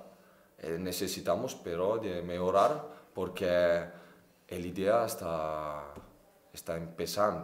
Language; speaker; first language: Spanish; non-native, fluent; Italian